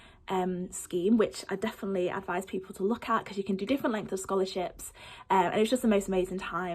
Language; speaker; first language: English; native; English